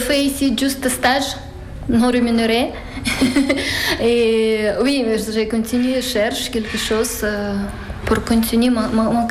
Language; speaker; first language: French; non-native, learner; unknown